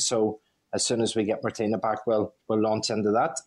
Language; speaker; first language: English; native; English